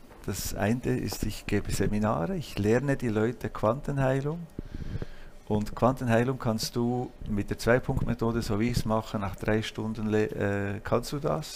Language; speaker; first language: German; native; German